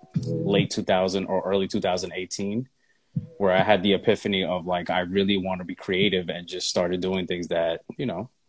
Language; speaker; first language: English; native; English